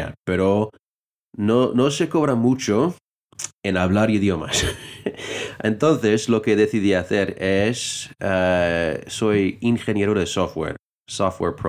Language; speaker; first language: Spanish; non-native, fluent; English